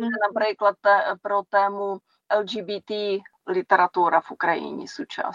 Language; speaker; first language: Ukrainian; non-native, fluent; Czech